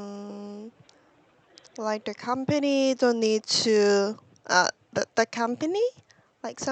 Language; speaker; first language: English; non-native, learner; Korean